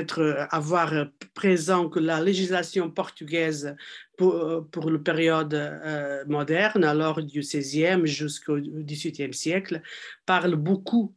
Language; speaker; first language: French; non-native, fluent; Portuguese